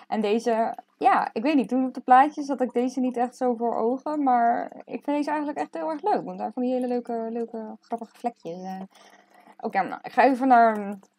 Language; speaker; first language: Dutch; native; Dutch